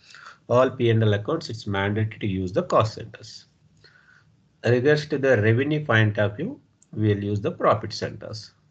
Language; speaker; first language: English; non-native, local second language; Telugu